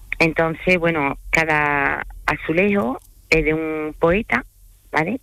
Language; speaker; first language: Spanish; early bilingual, other home language; French